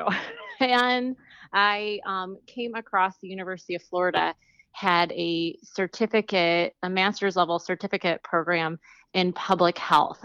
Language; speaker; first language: English; native; English